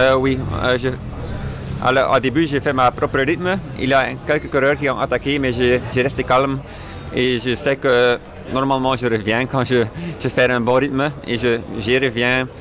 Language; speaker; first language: French; non-native, fluent; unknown